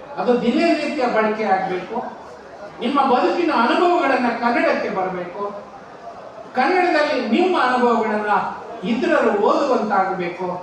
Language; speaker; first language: Kannada; non-native, local second language; Telugu